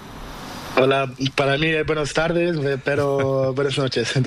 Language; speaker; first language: Spanish; non-native, learner; Portuguese